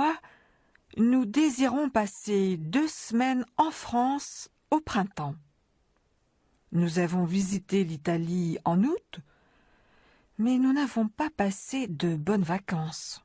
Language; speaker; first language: French; native; French